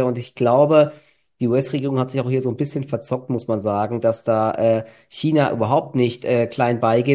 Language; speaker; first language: German; native; German